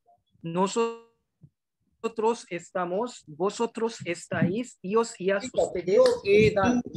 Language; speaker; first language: Spanish; non-native, learner; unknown